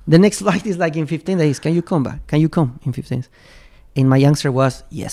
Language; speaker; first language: English; non-native, fluent; Spanish